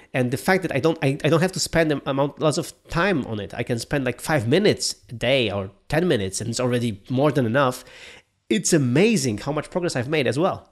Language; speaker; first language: English; non-native, fluent; Polish